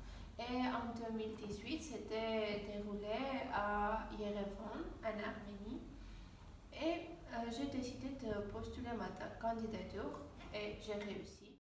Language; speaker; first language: French; non-native, fluent; Armenian